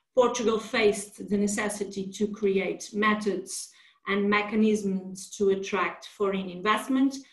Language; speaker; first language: English; non-native, fluent; Portuguese